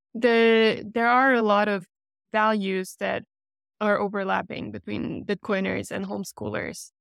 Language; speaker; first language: English; non-native, fluent; Russian